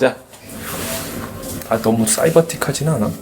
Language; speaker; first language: Korean; native; Korean